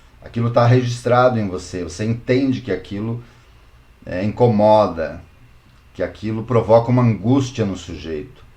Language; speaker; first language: Portuguese; native; Portuguese